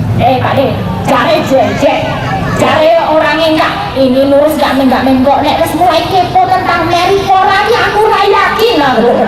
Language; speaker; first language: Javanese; non-native, local second language; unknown